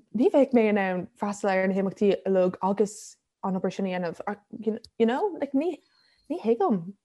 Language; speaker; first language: Irish; non-native, local second language; English